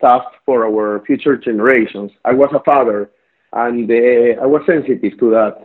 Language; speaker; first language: English; non-native, fluent; Spanish